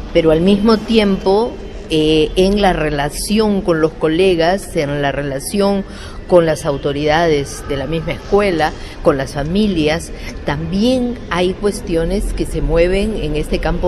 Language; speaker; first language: Spanish; native; Spanish